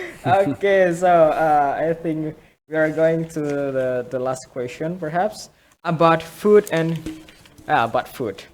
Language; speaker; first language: English; non-native, fluent; Indonesian